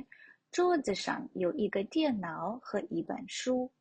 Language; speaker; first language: Chinese; non-native, fluent; Ukrainian